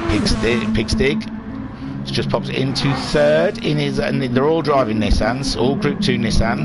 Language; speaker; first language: English; native; English